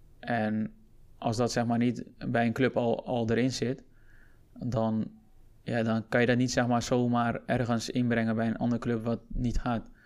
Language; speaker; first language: Dutch; early bilingual, other home language; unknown